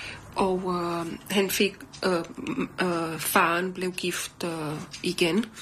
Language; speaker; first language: Danish; non-native, learner; Romanian